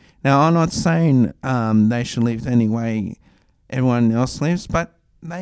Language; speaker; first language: English; native; English